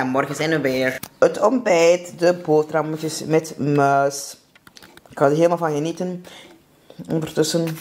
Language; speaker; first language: Dutch; native; Dutch